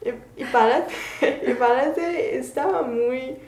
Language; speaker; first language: Spanish; non-native, learner; Chinese